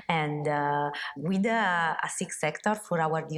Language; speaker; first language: English; non-native, learner; Italian